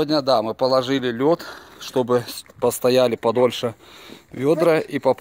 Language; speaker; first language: Russian; native; Russian